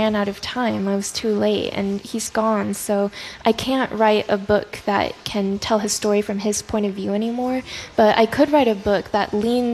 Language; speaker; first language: English; non-native, local second language; Chinese